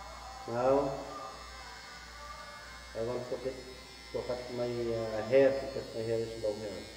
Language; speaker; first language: English; non-native, local second language; Filipino